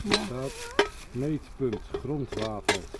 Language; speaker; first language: Dutch; native; Dutch